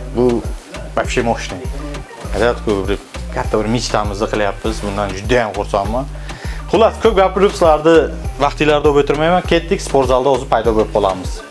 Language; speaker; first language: Uzbek; native; Uzbek